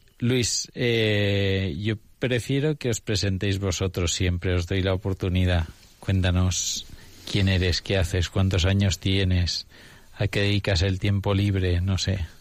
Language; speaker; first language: Spanish; native; Spanish